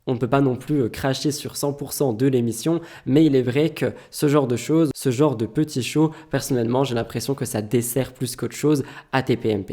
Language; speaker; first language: French; native; French